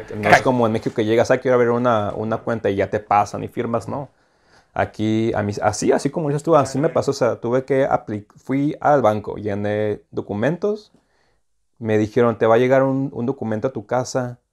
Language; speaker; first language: Spanish; native; Spanish